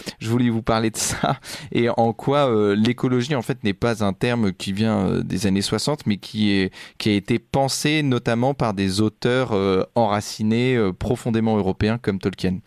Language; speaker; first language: French; native; French